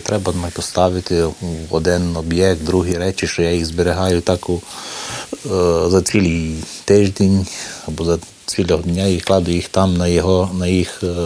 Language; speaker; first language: Ukrainian; early bilingual, heritage; Ukrainian